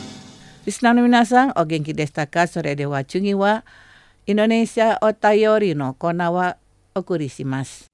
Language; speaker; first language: Japanese; non-native, fluent; Indonesian